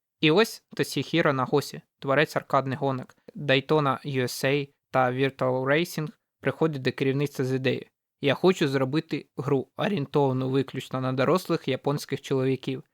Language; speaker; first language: Ukrainian; native; Ukrainian